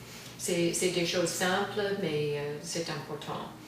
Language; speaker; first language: French; non-native, fluent; English